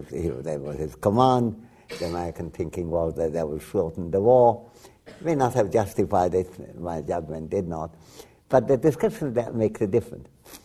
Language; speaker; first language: English; non-native, local second language; Bangla